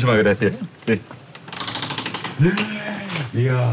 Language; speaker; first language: Spanish; non-native, learner; Korean